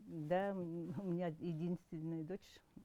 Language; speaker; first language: Russian; non-native, local second language; Yakut